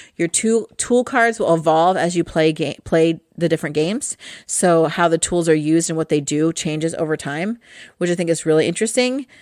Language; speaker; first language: English; native; English